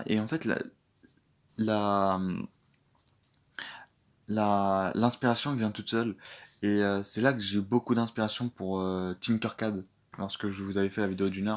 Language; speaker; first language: French; native; French